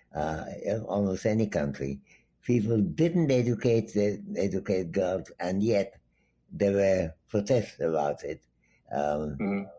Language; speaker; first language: English; non-native, local second language; Bangla